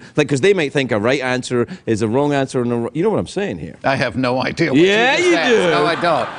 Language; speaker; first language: English; native; English